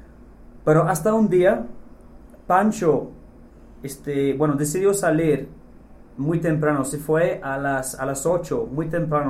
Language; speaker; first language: Spanish; non-native, fluent; English